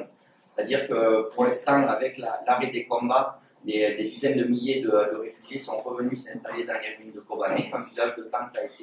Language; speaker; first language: French; native; French